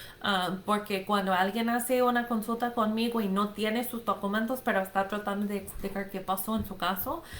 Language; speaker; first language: Spanish; non-native, fluent; English